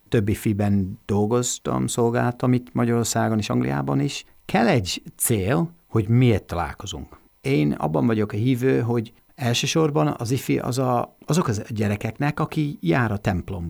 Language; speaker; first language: Hungarian; non-native, fluent; English